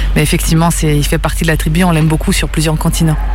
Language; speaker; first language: French; early bilingual, other home language; Serbian